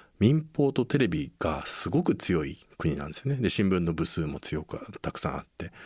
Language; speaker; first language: Japanese; native; Japanese